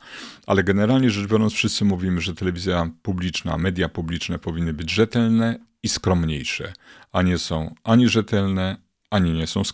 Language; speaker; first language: Polish; native; Polish